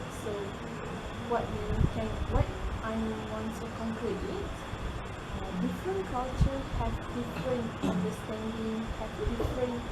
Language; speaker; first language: English; non-native, learner; Malay